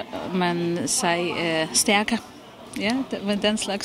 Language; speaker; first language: Danish; non-native, fluent; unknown